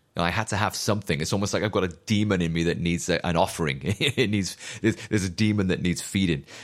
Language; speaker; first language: English; native; English